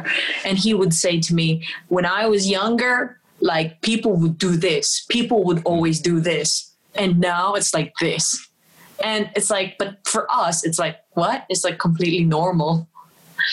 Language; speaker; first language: English; non-native, local second language; Filipino